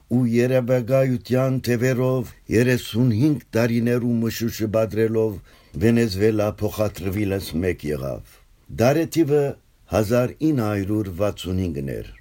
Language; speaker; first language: Armenian; early bilingual, heritage; Armenian